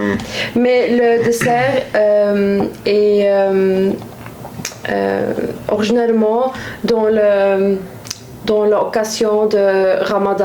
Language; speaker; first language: French; non-native, local second language; Turkish